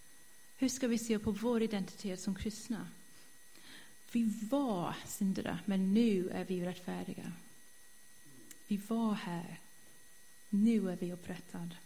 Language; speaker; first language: Swedish; non-native, fluent; English